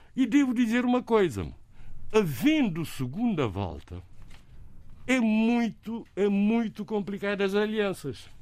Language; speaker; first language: Portuguese; non-native, local second language; Kabuverdianu